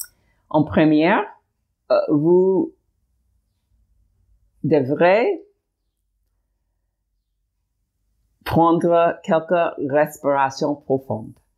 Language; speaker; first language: French; non-native, learner; English